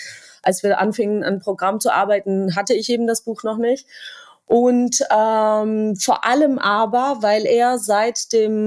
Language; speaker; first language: German; non-native, fluent; Georgian